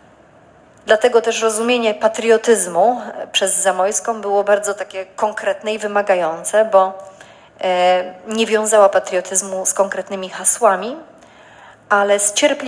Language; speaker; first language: Polish; native; Polish